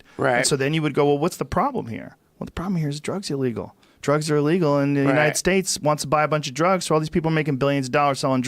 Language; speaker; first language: English; native; English